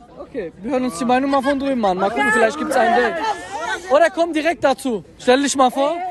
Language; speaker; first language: German; native; German